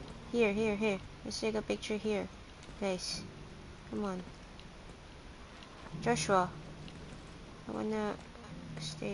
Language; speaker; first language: English; non-native, local second language; Filipino